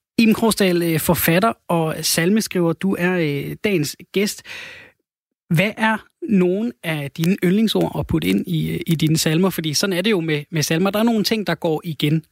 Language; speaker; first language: Danish; native; Danish